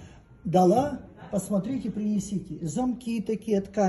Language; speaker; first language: Russian; native; Russian